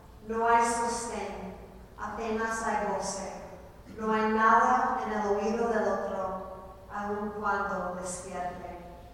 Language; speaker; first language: Spanish; non-native, fluent; English